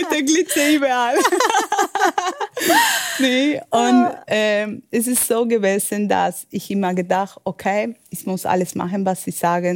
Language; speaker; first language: German; non-native, learner; Spanish